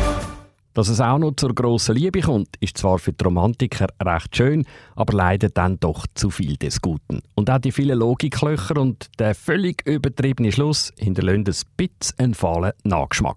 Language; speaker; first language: German; native; German